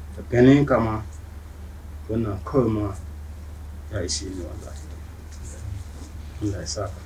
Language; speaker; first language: Hausa; non-native, local second language; Fula